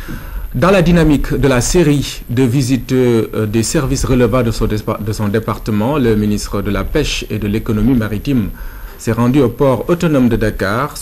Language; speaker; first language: French; non-native, local second language; Wolof